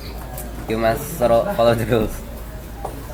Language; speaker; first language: English; non-native, learner; Indonesian